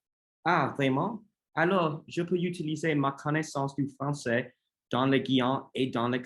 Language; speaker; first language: French; non-native, learner; English